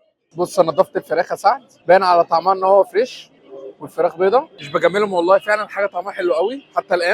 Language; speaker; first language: Arabic; native; Arabic